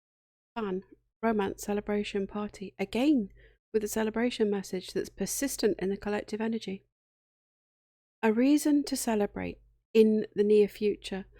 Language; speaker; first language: English; native; English